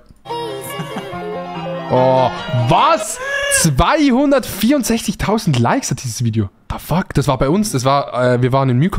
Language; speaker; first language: German; native; German